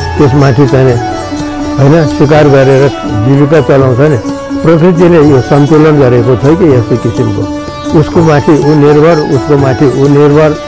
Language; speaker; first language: Nepali; non-native, local second language; Newari